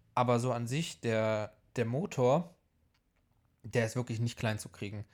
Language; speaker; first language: German; early bilingual, heritage; Polish